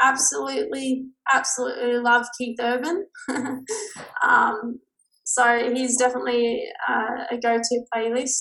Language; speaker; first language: English; native; English